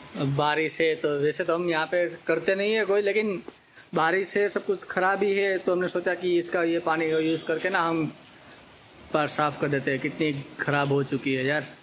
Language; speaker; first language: Hindi; non-native, local second language; Gujarati